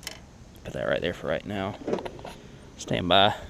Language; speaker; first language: English; native; English